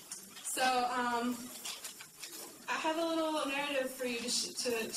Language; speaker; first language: English; native; English